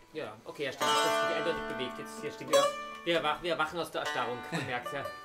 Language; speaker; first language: German; native; German